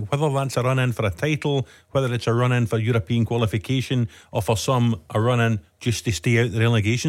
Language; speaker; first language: English; native; English